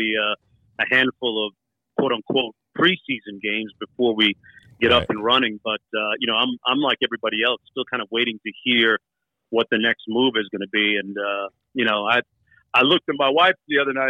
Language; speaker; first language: English; native; English